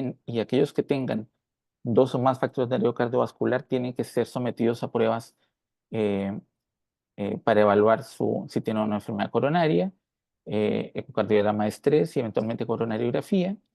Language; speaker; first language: Spanish; native; Spanish